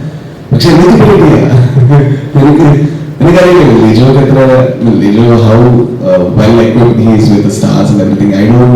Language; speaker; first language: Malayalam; non-native, learner; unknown